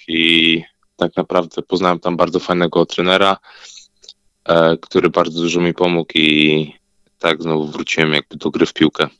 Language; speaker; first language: Polish; early bilingual, heritage; Polish